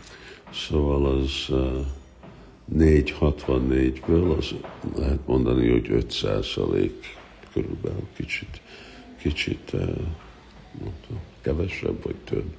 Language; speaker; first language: Hungarian; early bilingual, heritage; Hungarian